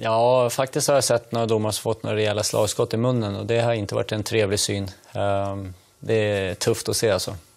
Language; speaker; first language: Swedish; native; Swedish